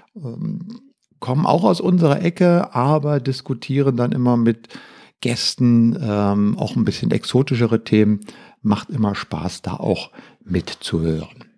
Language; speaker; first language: German; native; German